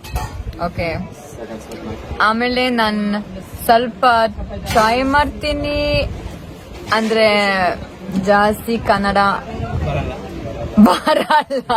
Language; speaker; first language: Kannada; non-native, learner; German